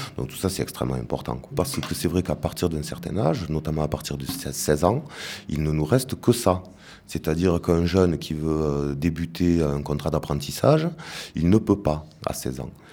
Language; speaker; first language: French; native; French